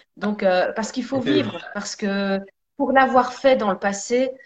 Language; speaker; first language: French; native; French